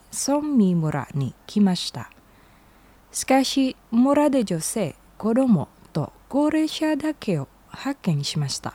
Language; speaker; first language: Japanese; non-native, learner; Indonesian